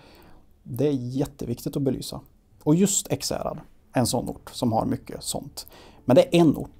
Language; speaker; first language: Swedish; native; Swedish